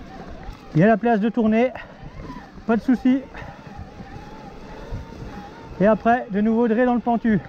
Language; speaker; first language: French; native; French